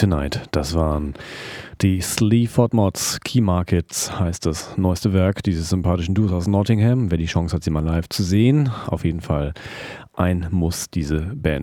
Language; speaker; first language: German; native; German